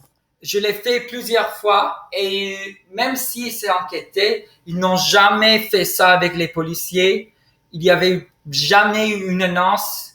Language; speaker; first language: French; non-native, fluent; English